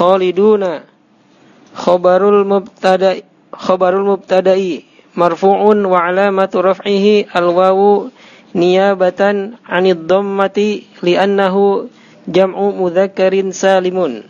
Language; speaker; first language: Arabic; non-native, learner; Indonesian